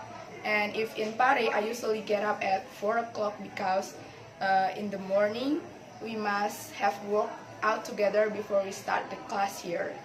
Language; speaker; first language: English; non-native, learner; Indonesian